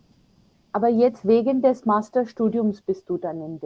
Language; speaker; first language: German; non-native, fluent; Hindi